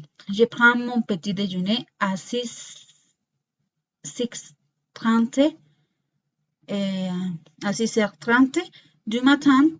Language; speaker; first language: French; non-native, learner; Spanish